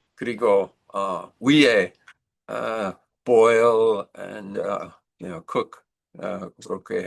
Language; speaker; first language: Korean; non-native, learner; English